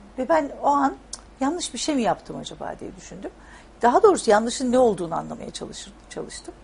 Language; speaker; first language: Turkish; native; Turkish